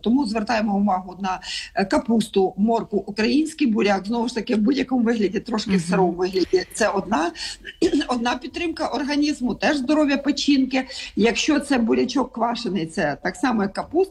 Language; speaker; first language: Ukrainian; native; Ukrainian